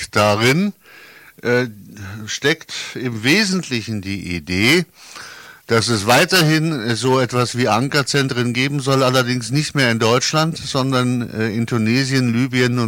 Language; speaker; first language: German; native; German